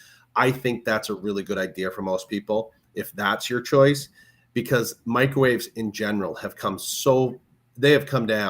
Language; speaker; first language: English; native; English